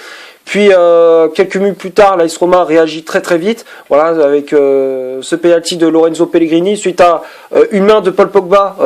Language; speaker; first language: French; native; French